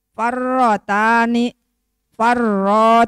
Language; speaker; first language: Arabic; non-native, learner; Indonesian